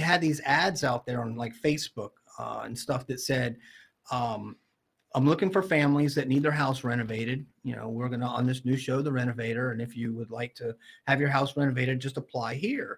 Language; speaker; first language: English; native; English